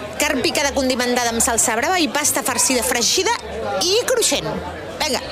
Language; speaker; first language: Catalan; native; Catalan